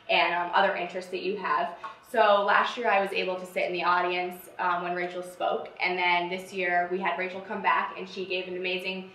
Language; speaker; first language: English; native; English